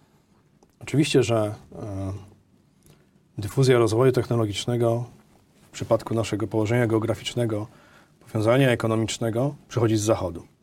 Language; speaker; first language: Polish; native; Polish